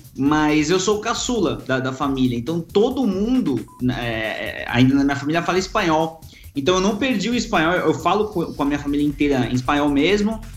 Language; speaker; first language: Portuguese; early bilingual, other home language; Spanish